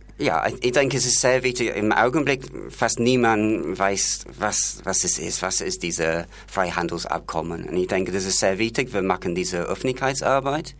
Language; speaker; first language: German; non-native, fluent; English